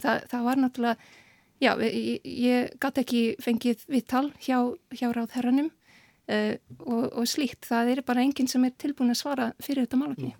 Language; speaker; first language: Icelandic; non-native, fluent; Serbian